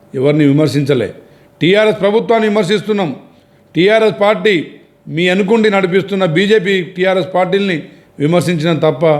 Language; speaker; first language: Telugu; non-native, local second language; Lambadi